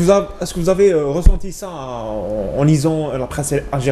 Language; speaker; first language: French; non-native, local second language; Arabic